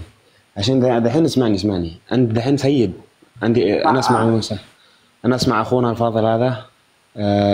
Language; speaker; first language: Arabic; native; Arabic